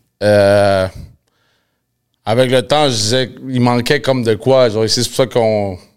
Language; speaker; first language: French; early bilingual, other home language; Spanish